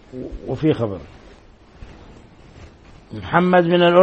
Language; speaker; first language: Arabic; native; Arabic